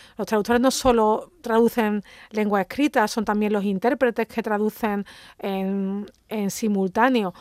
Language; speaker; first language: Spanish; native; Spanish